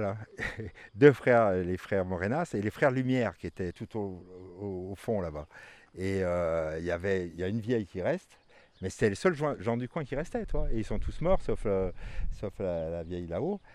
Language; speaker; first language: French; native; French